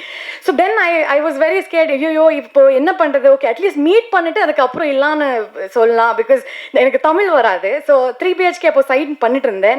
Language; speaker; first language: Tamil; non-native, learner; Kannada